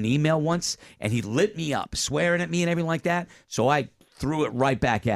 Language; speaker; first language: English; native; English